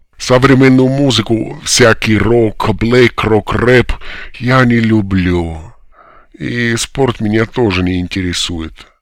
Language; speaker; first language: Russian; non-native, learner; Finnish